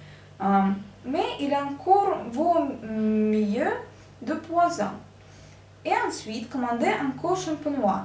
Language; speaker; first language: French; non-native, learner; Russian